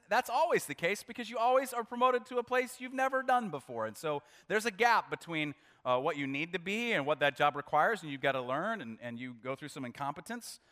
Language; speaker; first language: English; native; English